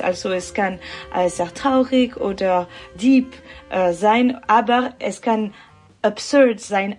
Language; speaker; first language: German; non-native, local second language; French